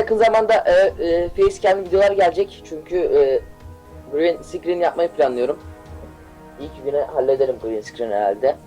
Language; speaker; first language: Turkish; native; Turkish